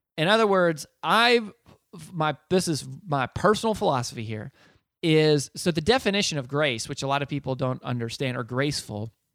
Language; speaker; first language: English; native; English